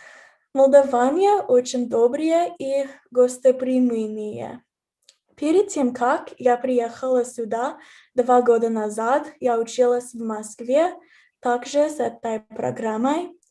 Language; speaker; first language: Russian; non-native, fluent; English